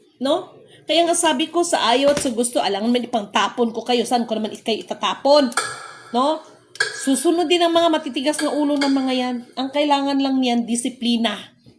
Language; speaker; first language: Filipino; non-native, local second language; Cebuano